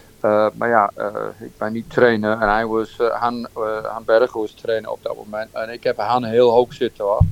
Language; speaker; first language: Dutch; non-native, fluent; English